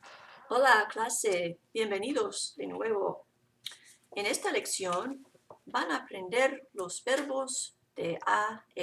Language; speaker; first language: Spanish; non-native, fluent; English